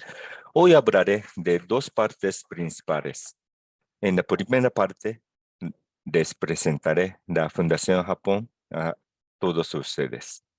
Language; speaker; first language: Spanish; non-native, fluent; Japanese